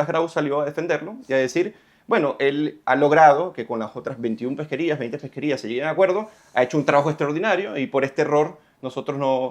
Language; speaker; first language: Spanish; native; Spanish